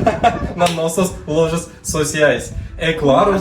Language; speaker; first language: Portuguese; non-native, learner; Russian